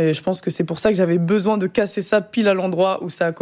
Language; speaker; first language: French; native; French